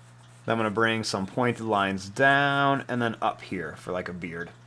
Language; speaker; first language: English; native; English